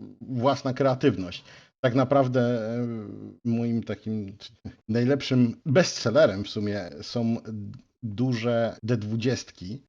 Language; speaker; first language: Polish; native; Polish